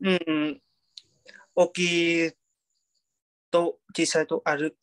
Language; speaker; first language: Japanese; non-native, learner; Vietnamese